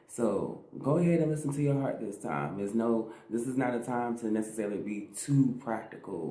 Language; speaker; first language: English; native; English